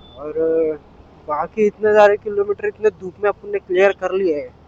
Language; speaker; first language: Hindi; non-native, local second language; Marathi